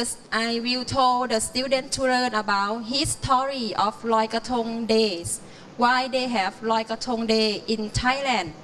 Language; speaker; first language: English; non-native, learner; Thai